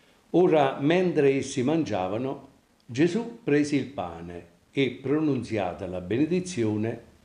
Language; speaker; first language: Italian; native; Italian